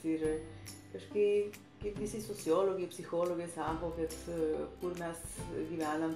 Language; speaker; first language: Lithuanian; non-native, fluent; Spanish